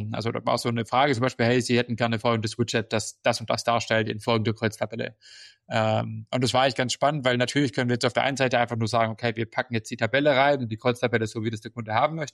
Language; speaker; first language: German; native; German